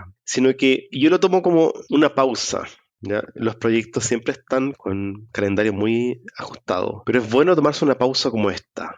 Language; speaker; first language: Spanish; native; Spanish